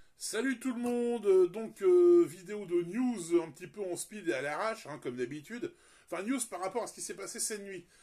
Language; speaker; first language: French; native; French